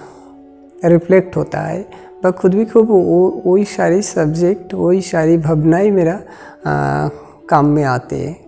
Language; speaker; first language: Hindi; non-native, local second language; Bangla